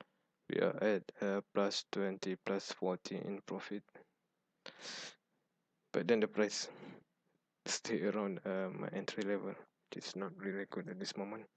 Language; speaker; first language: English; non-native, fluent; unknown